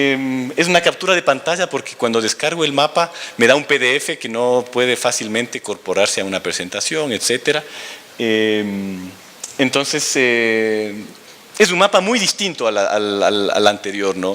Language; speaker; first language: Spanish; native; Spanish